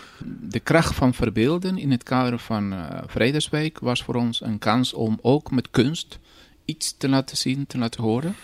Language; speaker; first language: Dutch; non-native, fluent; Spanish